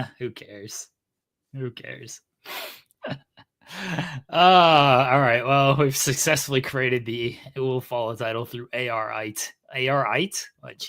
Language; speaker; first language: English; native; English